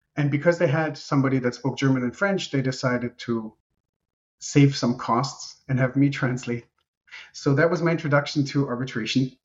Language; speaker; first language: English; non-native, fluent; Romanian